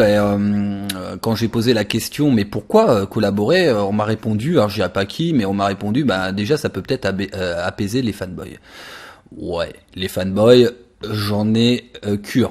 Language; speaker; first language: French; native; French